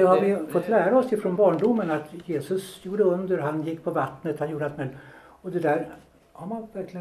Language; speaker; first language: Swedish; native; Swedish